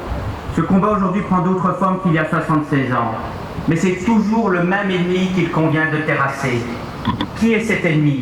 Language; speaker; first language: French; native; French